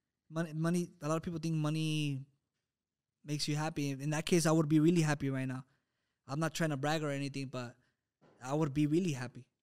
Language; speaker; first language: English; native; English